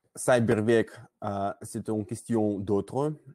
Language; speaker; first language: French; non-native, learner; Russian